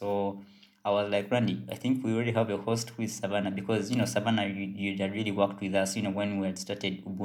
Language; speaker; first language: English; non-native, local second language; Ganda